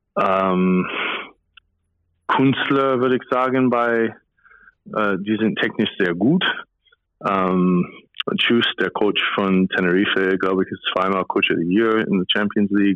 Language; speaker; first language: German; non-native, fluent; English